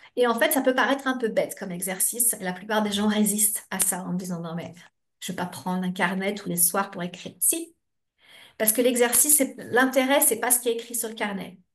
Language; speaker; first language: French; native; French